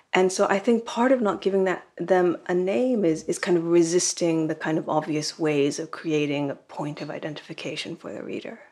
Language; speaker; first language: English; native; English